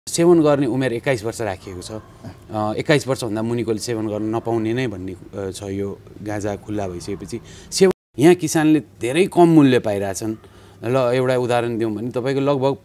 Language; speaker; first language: Nepali; native; Nepali